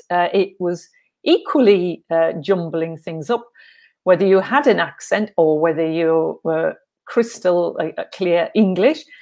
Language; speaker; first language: English; native; English